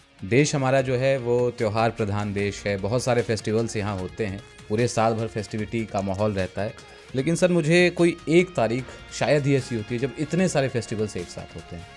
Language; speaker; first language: Hindi; native; Hindi